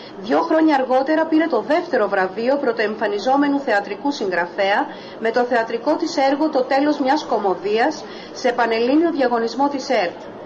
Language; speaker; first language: Greek; native; Greek